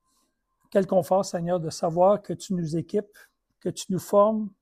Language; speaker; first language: French; native; French